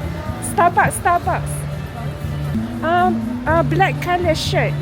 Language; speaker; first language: English; non-native, local second language; Malay